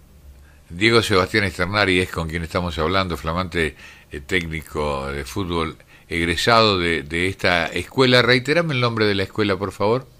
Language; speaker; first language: Spanish; native; Spanish